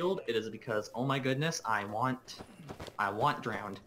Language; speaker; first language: English; native; English